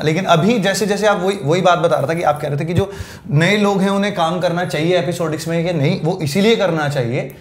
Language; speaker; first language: Hindi; native; Hindi